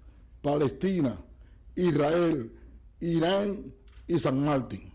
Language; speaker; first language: Spanish; native; Spanish